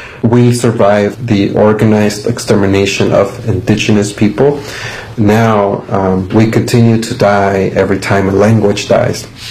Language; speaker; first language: English; early bilingual, other home language; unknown